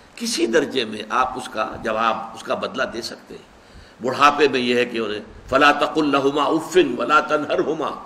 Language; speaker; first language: Urdu; native; Urdu